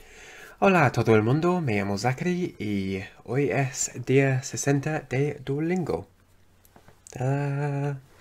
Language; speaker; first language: Spanish; non-native, learner; English